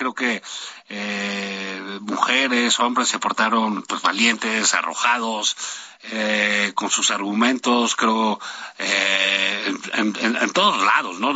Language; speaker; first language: Spanish; native; Spanish